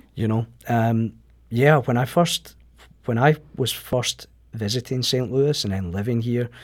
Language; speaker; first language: English; native; English